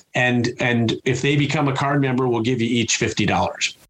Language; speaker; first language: English; native; English